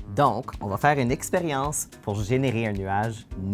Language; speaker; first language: French; native; French